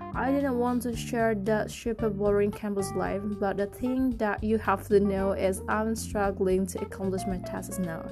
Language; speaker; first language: English; non-native, learner; Indonesian